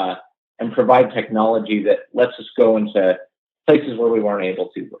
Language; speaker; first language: English; native; English